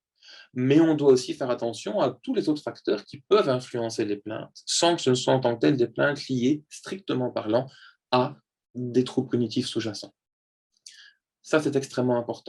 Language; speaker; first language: French; native; French